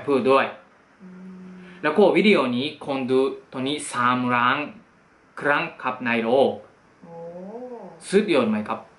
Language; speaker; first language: Thai; non-native, fluent; Japanese